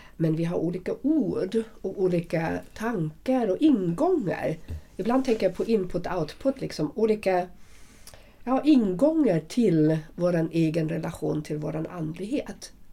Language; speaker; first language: Swedish; non-native, fluent; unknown